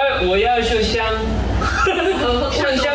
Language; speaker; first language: Chinese; non-native, learner; Korean